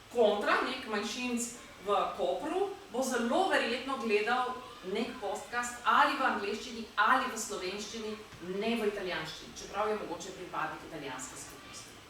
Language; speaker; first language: Slovenian; native; Slovenian